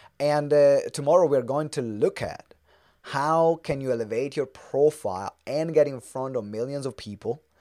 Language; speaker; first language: English; non-native, fluent; Italian